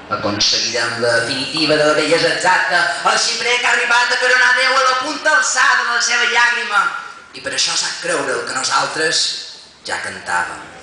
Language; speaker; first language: Catalan; native; Catalan